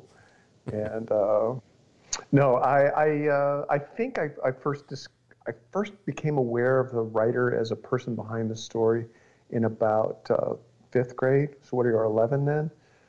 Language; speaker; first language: English; native; English